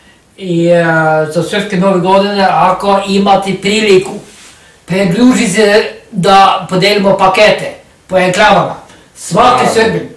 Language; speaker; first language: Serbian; non-native, learner; Norwegian